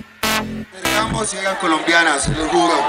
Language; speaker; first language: Spanish; native; Spanish